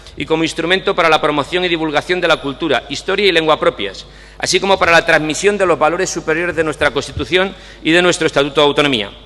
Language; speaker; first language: Spanish; native; Spanish